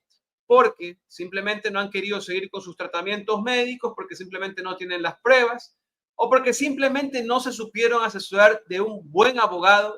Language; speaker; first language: Spanish; native; Spanish